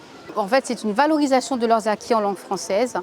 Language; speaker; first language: French; native; French